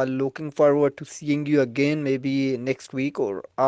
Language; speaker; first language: English; non-native, fluent; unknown